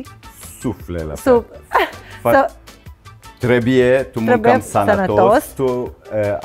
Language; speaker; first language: Romanian; non-native, learner; Turkish